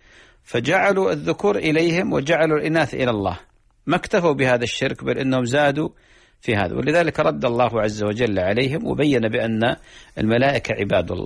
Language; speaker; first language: Arabic; native; Arabic